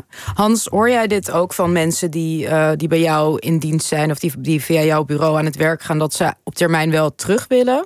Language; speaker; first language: Dutch; native; Dutch